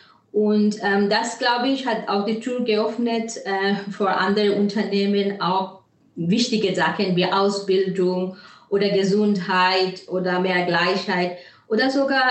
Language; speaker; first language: German; non-native, fluent; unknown